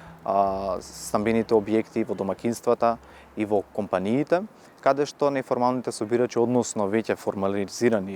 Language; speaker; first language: Macedonian; native; Macedonian